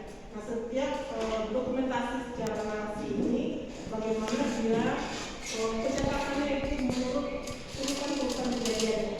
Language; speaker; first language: Indonesian; native; Indonesian